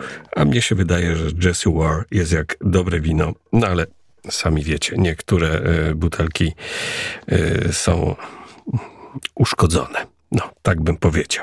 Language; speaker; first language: Polish; native; Polish